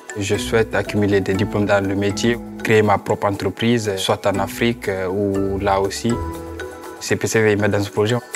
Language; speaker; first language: French; non-native, local second language; Fula